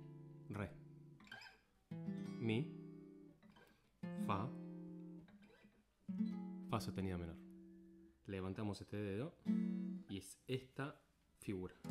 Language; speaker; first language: Spanish; native; Spanish